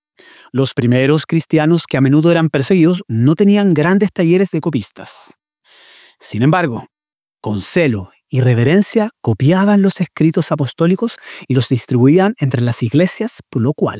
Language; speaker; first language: Spanish; native; Spanish